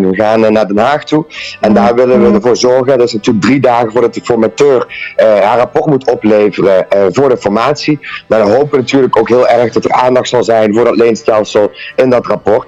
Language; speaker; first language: Dutch; native; Dutch